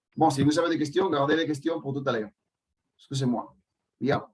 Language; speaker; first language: French; non-native, fluent; Spanish